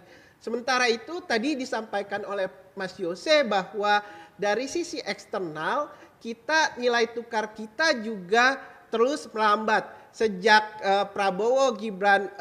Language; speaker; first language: Indonesian; native; Indonesian